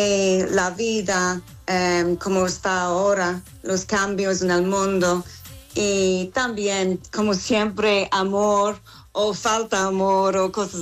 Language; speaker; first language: Spanish; non-native, fluent; English